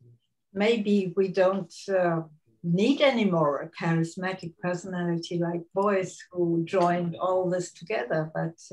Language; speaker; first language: English; non-native, fluent; German